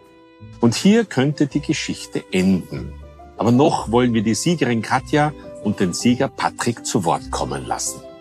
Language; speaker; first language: German; native; German